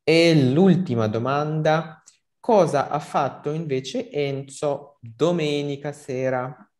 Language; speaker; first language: Italian; non-native, fluent; Ukrainian